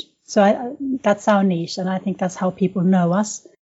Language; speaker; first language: English; non-native, fluent; Finnish